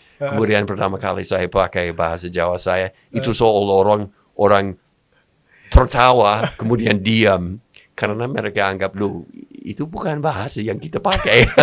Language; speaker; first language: Indonesian; non-native, fluent; English